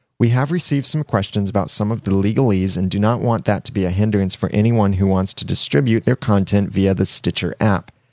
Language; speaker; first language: English; native; English